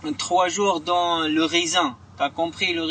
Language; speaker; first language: French; non-native, learner; Arabic